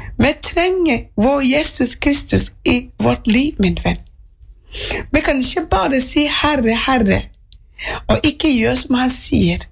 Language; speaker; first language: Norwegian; non-native, fluent; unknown